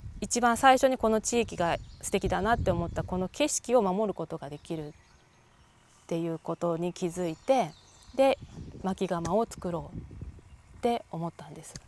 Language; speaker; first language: Japanese; native; Japanese